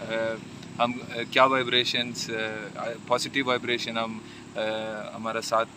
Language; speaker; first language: Hindi; non-native, local second language; Malayalam